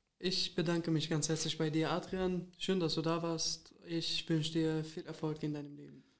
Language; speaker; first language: German; native; German